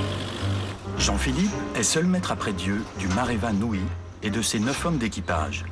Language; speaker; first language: French; native; French